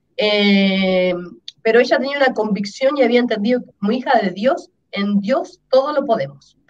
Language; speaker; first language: Spanish; native; Spanish